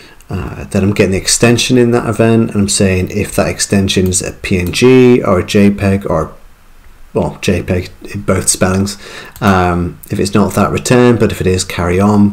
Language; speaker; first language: English; native; English